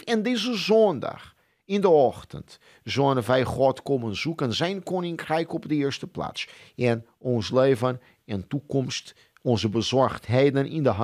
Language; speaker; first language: Dutch; non-native, fluent; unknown